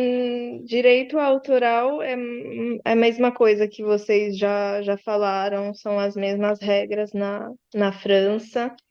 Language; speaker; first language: Portuguese; early bilingual, heritage; Portuguese